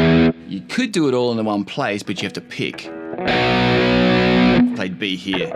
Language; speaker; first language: English; native; English